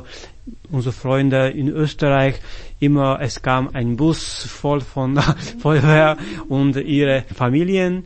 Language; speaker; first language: German; non-native, fluent; Slovak